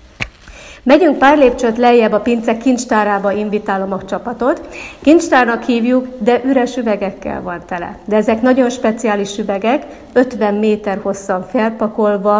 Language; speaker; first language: Hungarian; native; Hungarian